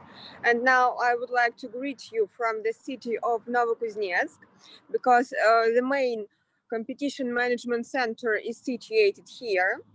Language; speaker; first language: English; non-native, fluent; Russian